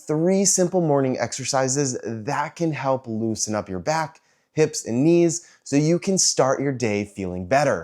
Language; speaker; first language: English; native; English